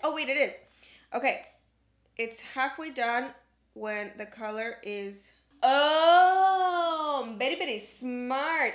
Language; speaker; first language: English; early bilingual, other home language; Spanish